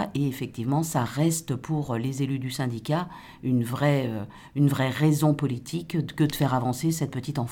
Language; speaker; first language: French; native; French